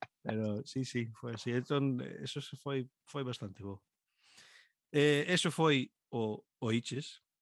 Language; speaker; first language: Galician; non-native, local second language; Spanish